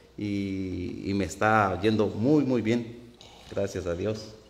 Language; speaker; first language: Spanish; native; Spanish